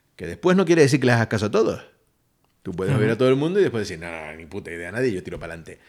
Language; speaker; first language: Spanish; native; Spanish